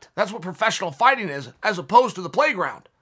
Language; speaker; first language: English; native; English